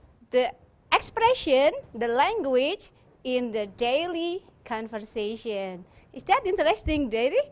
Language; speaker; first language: English; non-native, fluent; Indonesian